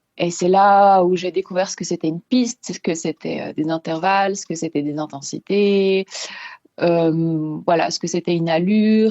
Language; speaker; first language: French; non-native, local second language; Swiss German